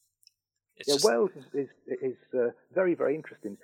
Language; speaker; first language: English; native; English